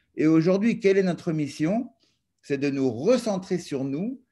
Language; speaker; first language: French; native; French